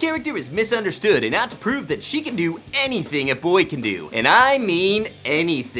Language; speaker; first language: English; native; English